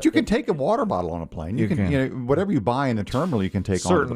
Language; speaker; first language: English; native; English